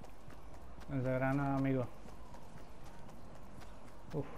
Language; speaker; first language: Spanish; native; Spanish